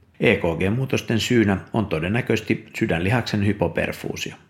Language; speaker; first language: Finnish; native; Finnish